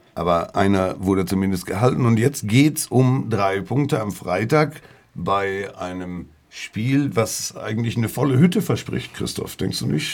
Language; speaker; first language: German; native; German